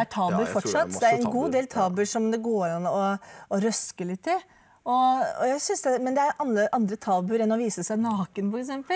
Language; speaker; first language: Norwegian; native; Norwegian